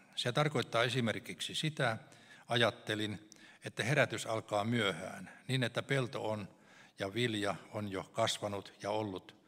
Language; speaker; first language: Finnish; native; Finnish